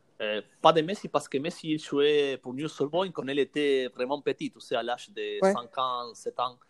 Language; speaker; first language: French; non-native, learner; Spanish